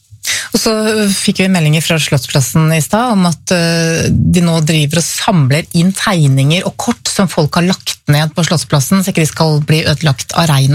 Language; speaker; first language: Norwegian; native; Norwegian